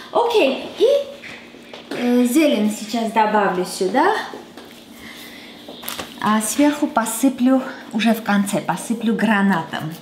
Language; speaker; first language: Russian; non-native, local second language; Armenian